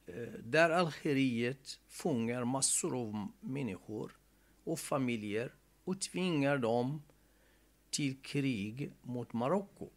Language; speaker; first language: Swedish; non-native, fluent; Arabic